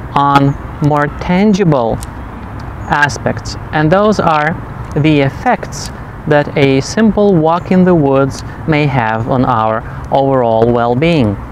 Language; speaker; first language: English; non-native, fluent; Russian